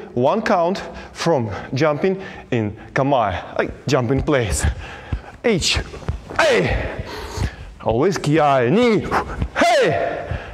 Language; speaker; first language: English; non-native, fluent; Belarusian